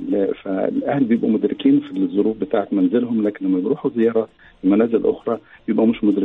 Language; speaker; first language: Arabic; native; Arabic